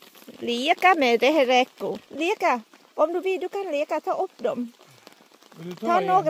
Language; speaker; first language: Swedish; non-native, learner; Vietnamese